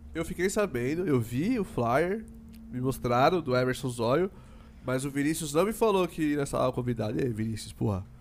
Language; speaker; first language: Portuguese; native; Portuguese